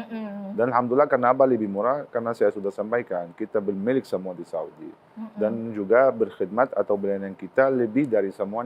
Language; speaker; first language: Indonesian; non-native, learner; Arabic